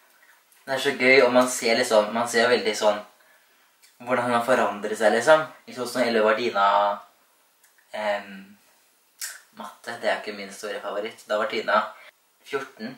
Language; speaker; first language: Norwegian; native; Norwegian